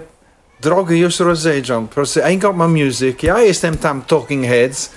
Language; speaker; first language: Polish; non-native, fluent; English